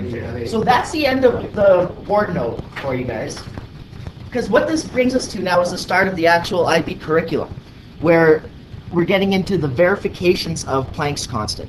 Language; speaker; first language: English; native; English